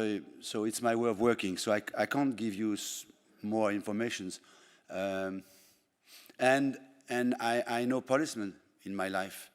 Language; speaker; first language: English; non-native, fluent; French